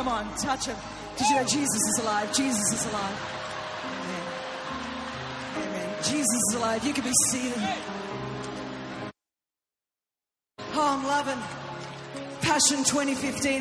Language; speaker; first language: English; non-native, fluent; Greek